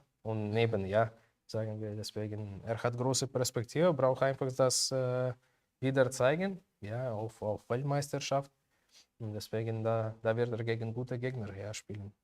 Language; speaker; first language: German; non-native, learner; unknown